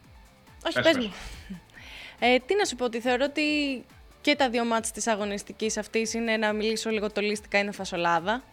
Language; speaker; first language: Greek; native; Greek